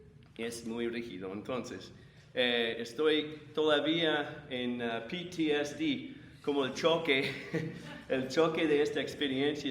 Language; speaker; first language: Spanish; non-native, fluent; English